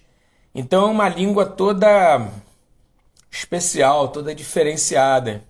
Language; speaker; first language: Portuguese; native; Portuguese